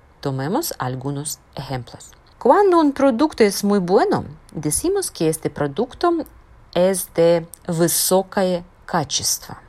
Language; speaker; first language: Spanish; non-native, fluent; Russian